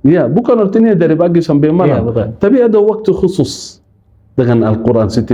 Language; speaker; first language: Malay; non-native, fluent; Arabic